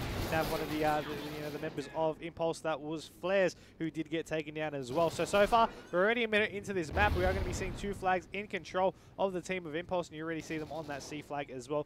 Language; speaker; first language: English; native; English